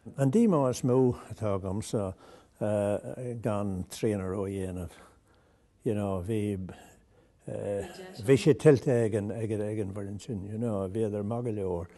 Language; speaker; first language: Irish; non-native, local second language; English